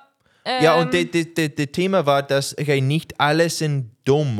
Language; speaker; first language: German; non-native, learner; English